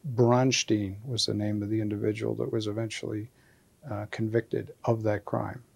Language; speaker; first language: English; native; English